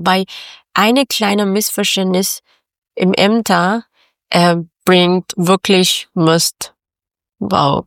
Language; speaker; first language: German; non-native, learner; Persian